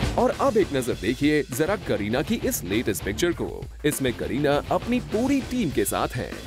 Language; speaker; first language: Hindi; native; Hindi